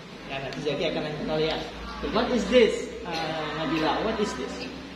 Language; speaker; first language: English; non-native, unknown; Indonesian